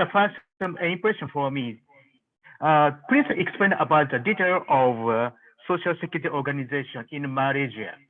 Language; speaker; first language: English; non-native, learner; Japanese